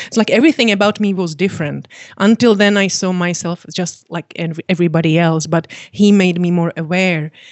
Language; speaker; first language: English; non-native, fluent; Czech